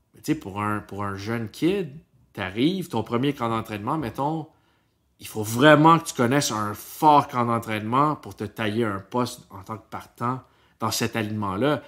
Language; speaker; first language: French; native; French